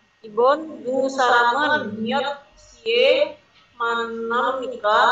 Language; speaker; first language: Korean; non-native, learner; Indonesian